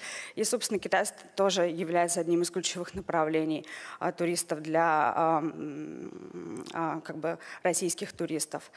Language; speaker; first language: Russian; native; Russian